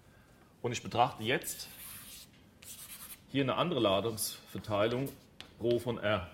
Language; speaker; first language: German; native; German